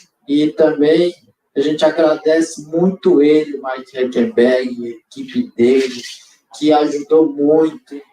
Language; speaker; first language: Portuguese; non-native, local second language; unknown